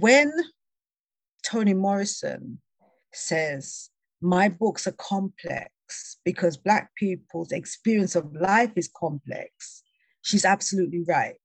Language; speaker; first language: English; native; English